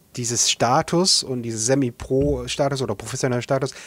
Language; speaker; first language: German; non-native, fluent; English